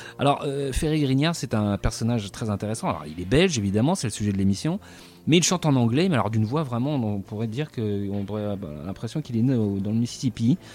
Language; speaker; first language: French; native; French